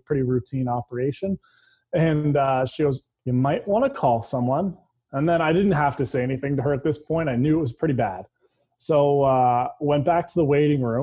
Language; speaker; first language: English; native; English